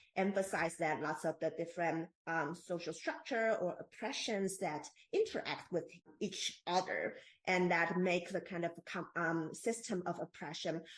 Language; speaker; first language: English; non-native, fluent; Chinese